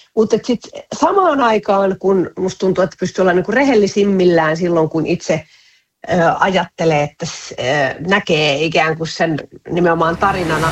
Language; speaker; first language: Finnish; native; Finnish